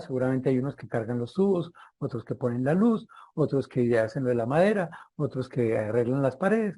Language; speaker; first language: Spanish; native; Spanish